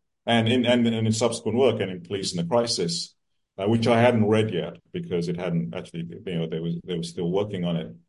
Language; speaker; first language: English; native; English